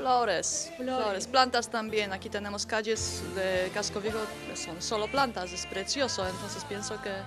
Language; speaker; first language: Spanish; non-native, learner; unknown